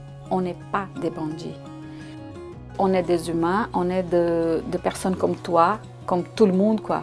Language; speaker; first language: French; non-native, fluent; Portuguese